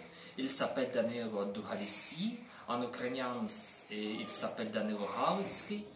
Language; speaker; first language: French; non-native, learner; Ukrainian